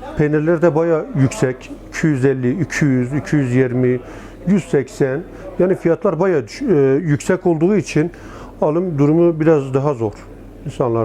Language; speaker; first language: Turkish; native; Turkish